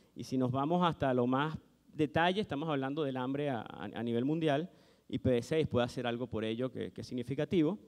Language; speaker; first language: Spanish; native; Spanish